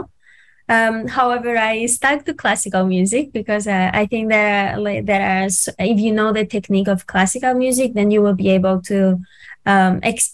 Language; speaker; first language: English; non-native, fluent; Greek